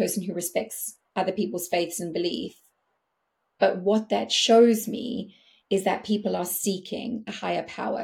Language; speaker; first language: English; native; English